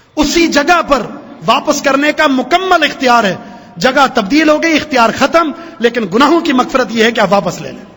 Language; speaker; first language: Urdu; native; Urdu